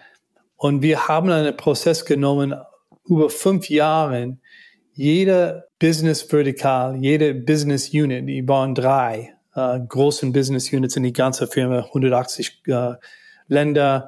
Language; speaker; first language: German; non-native, learner; English